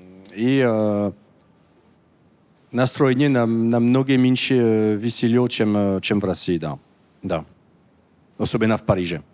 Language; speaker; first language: Russian; non-native, learner; French